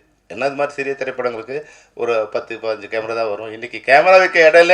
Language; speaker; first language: Tamil; native; Tamil